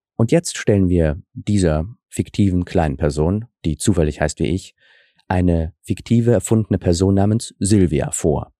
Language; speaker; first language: German; early bilingual, other home language; Russian